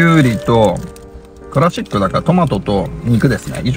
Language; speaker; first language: Japanese; native; Japanese